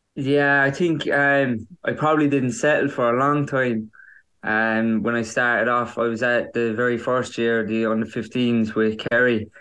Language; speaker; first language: English; native; English